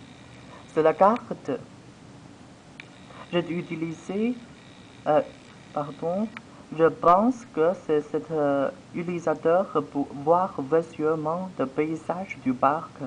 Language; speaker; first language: French; non-native, learner; Chinese